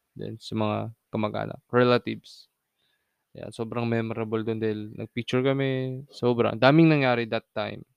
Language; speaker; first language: Filipino; non-native, local second language; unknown